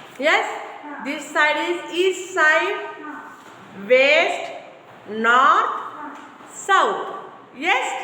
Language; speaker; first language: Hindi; non-native, local second language; Marathi